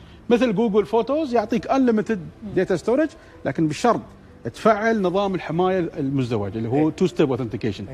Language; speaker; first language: Arabic; native; Arabic